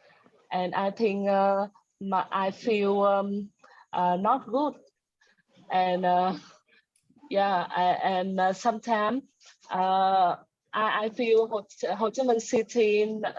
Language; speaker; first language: English; non-native, learner; Vietnamese